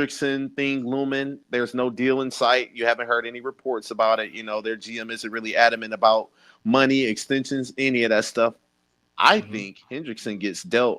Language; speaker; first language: English; native; English